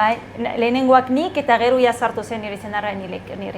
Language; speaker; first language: Basque; non-native, learner; Arabic